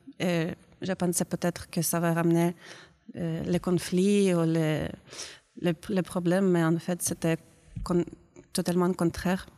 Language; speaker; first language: French; non-native, learner; Ukrainian